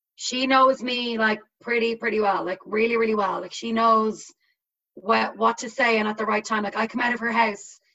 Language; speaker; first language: English; native; English